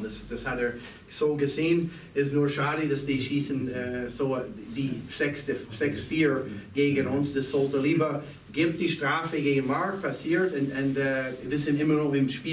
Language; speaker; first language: German; non-native, fluent; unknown